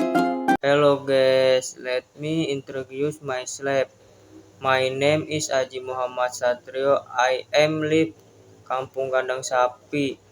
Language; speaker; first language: English; non-native, learner; Indonesian